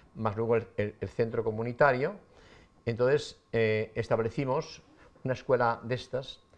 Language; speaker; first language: Spanish; native; Spanish